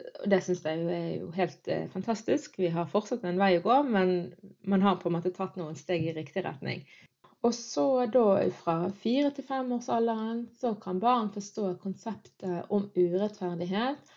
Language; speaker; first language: Norwegian; early bilingual, other home language; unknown